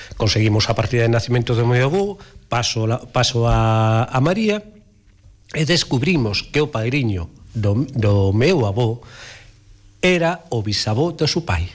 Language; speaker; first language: Galician; non-native, local second language; Spanish